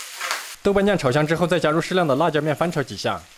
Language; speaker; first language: Chinese; native; Chinese